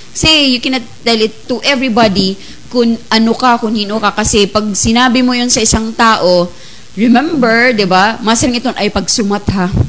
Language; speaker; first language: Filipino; non-native, local second language; Waray